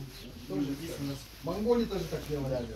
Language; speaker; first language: Russian; non-native, learner; Kyrgyz